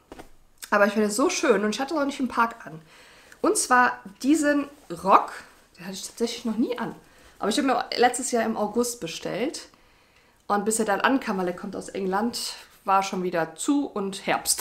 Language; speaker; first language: German; native; German